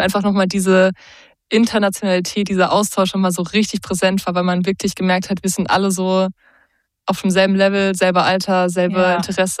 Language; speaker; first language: German; native; German